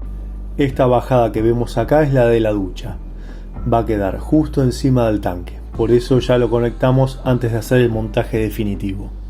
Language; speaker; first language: Spanish; native; Spanish